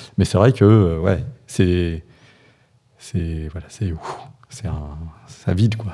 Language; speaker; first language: French; native; French